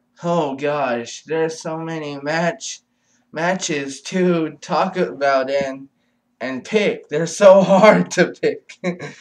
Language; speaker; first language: English; native; English